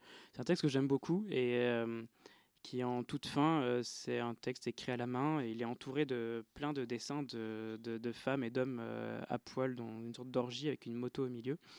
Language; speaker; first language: French; native; French